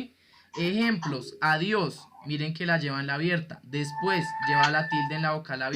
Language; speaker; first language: Spanish; native; Spanish